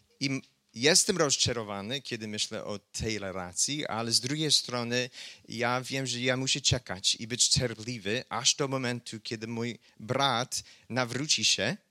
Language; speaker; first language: Polish; non-native, fluent; English